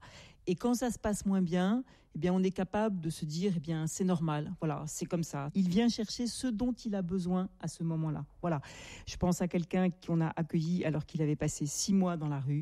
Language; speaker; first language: French; native; French